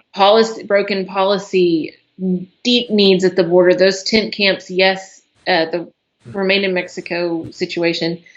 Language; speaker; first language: English; native; English